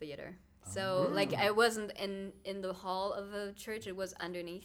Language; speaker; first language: English; non-native, fluent; German